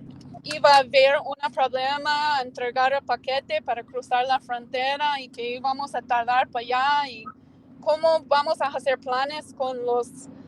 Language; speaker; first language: Spanish; early bilingual, heritage; Spanish